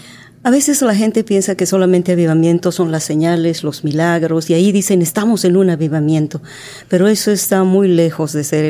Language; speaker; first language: Spanish; native; Spanish